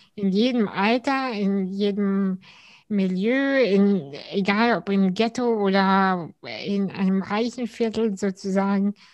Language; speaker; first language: German; early bilingual, other home language; Russian